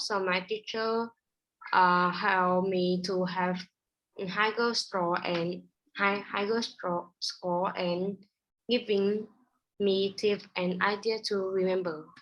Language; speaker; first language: English; non-native, learner; Vietnamese